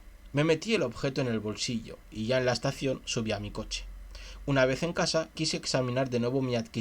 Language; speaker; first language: Spanish; native; Spanish